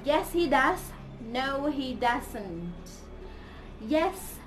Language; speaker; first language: English; non-native, fluent; Indonesian